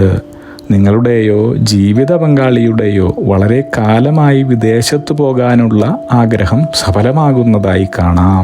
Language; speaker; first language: Malayalam; native; Malayalam